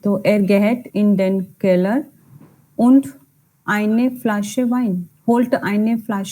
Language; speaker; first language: German; non-native, learner; Hindi